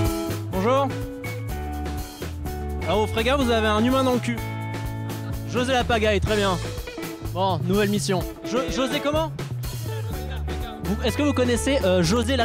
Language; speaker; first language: French; native; French